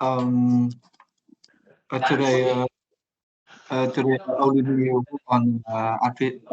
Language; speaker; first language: English; non-native, learner; Vietnamese